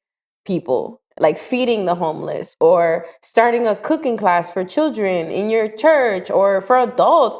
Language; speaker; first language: English; native; English